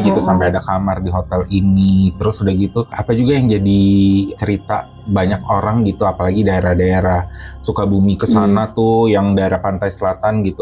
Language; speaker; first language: Indonesian; native; Indonesian